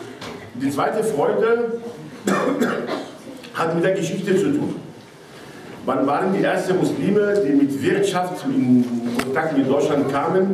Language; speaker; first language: German; non-native, fluent; Arabic